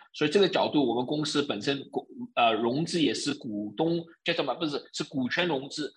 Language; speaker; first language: Chinese; early bilingual, heritage; Chinese